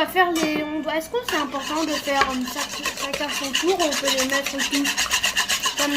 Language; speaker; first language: French; native; French